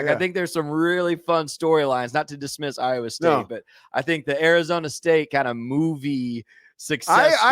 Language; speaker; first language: English; native; English